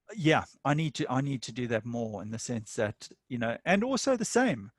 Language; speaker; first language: English; native; English